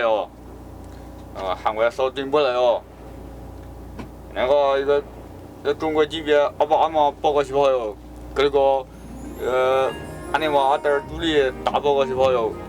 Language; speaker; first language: Korean; non-native, learner; Chinese